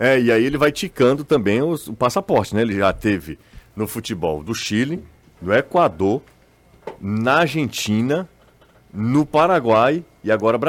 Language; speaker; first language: Portuguese; native; Portuguese